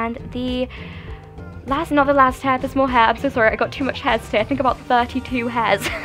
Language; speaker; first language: English; native; English